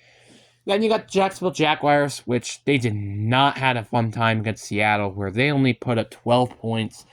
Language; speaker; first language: English; native; English